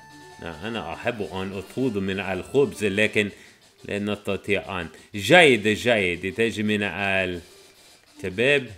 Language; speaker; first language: Arabic; non-native, learner; English